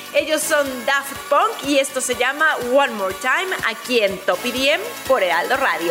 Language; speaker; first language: Spanish; native; Spanish